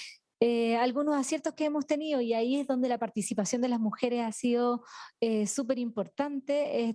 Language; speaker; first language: Spanish; native; Spanish